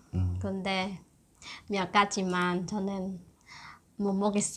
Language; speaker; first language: Korean; non-native, learner; Khmer